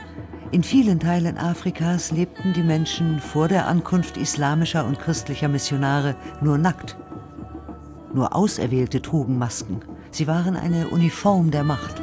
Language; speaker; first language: German; native; German